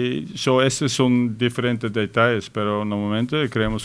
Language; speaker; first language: Spanish; non-native, fluent; Dutch